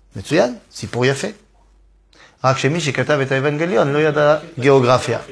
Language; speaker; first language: Hebrew; non-native, fluent; French